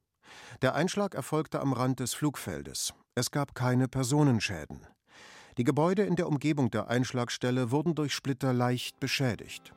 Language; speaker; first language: German; native; German